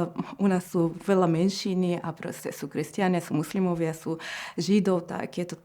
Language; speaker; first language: Slovak; non-native, fluent; Arabic